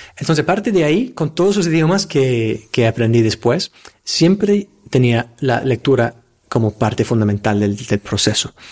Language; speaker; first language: Spanish; non-native, fluent; English